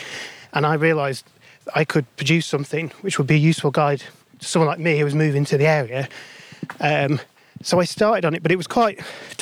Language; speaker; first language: English; native; English